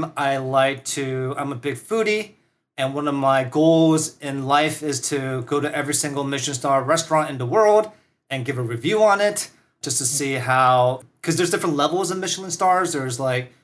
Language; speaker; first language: English; early bilingual, other home language; Korean